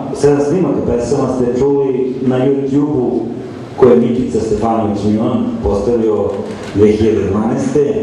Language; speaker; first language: Serbian; native; Serbian